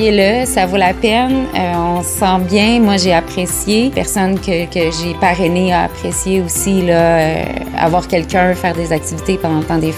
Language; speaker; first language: French; native; French